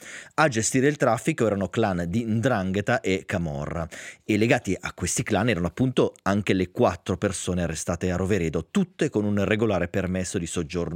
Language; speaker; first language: Italian; native; Italian